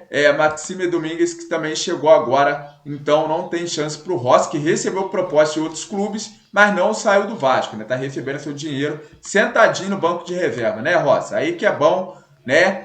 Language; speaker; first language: Portuguese; native; Portuguese